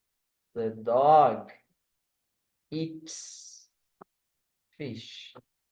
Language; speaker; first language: English; non-native, fluent; Portuguese